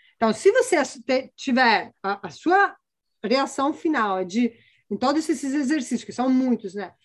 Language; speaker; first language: Portuguese; non-native, fluent; Italian